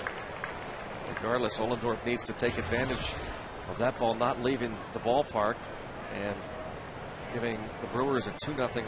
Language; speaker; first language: English; native; English